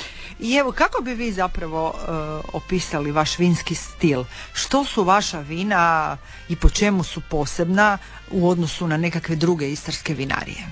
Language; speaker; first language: Serbian; native; Serbian